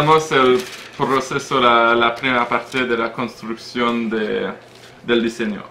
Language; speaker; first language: Spanish; non-native, learner; French